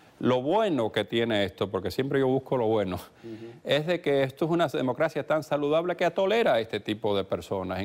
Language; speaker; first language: Spanish; early bilingual, heritage; Spanish